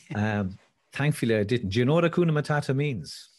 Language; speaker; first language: English; native; English